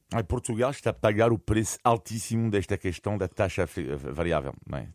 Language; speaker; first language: Portuguese; non-native, fluent; French